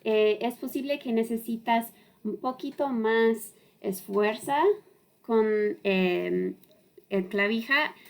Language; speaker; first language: Spanish; non-native, learner; English